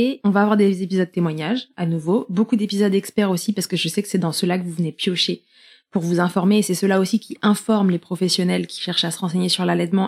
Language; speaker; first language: French; native; French